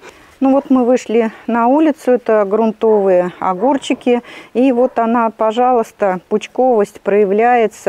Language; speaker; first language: Russian; native; Russian